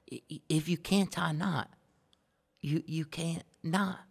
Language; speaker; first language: English; native; English